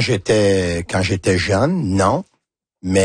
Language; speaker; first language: French; non-native, local second language; Italian